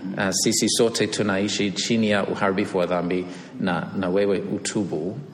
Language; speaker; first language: Swahili; non-native, fluent; English